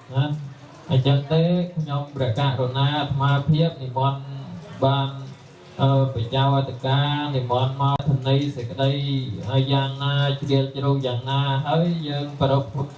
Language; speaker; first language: Khmer; native; Khmer